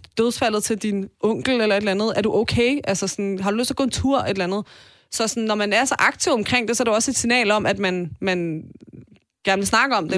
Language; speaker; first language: Danish; early bilingual, other home language; Persian